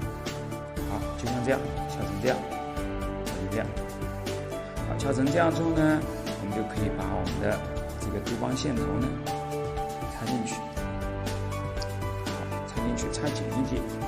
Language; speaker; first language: Chinese; native; Chinese